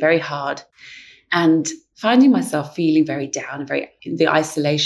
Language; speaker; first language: English; native; English